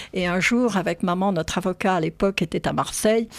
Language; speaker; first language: French; native; French